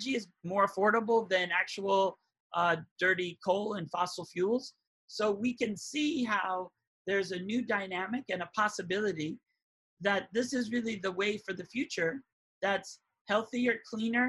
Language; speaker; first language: English; native; English